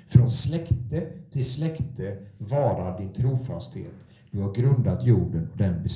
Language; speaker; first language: Swedish; non-native, fluent; English